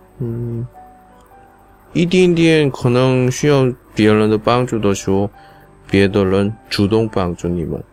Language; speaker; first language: Chinese; non-native, learner; Korean